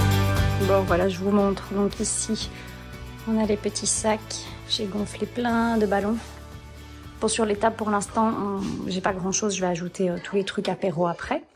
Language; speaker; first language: French; native; French